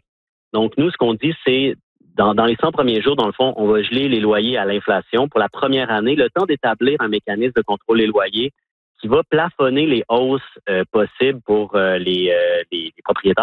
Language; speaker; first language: French; native; French